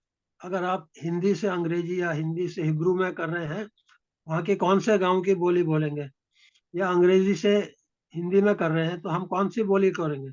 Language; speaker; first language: Hindi; native; Hindi